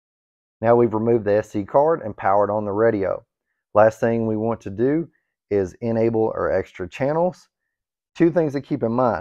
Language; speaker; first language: English; native; English